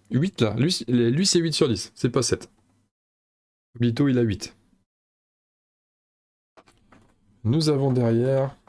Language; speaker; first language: French; native; French